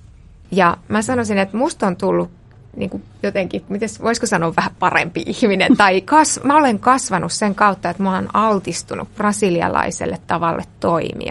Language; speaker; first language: Finnish; native; Finnish